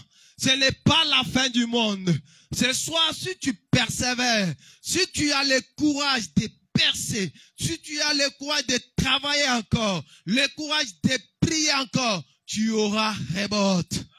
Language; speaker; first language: French; non-native, local second language; Lingala